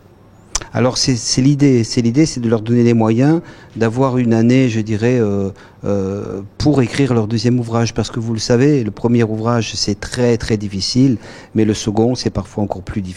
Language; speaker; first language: French; native; French